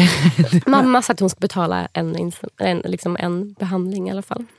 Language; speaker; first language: Swedish; native; Swedish